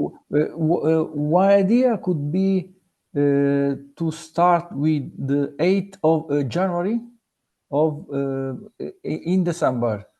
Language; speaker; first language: English; non-native, fluent; Italian